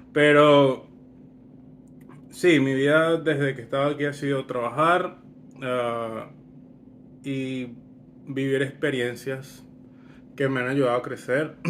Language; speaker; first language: Spanish; early bilingual, other home language; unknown